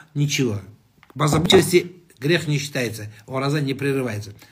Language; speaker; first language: Russian; non-native, local second language; Kazakh